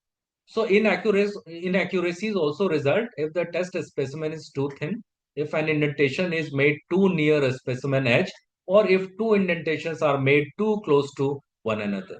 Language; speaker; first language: English; non-native, local second language; Hindi